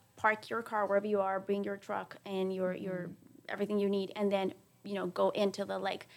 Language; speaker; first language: English; non-native, fluent; Spanish